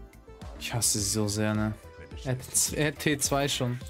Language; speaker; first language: German; native; German